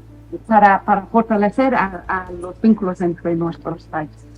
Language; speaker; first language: Spanish; non-native, fluent; English